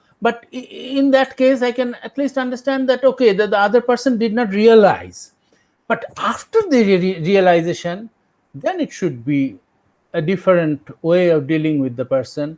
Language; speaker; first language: English; non-native, local second language; Bangla